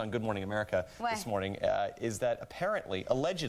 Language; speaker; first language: English; native; English